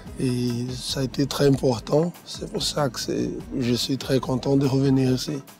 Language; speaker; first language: French; non-native, fluent; Portuguese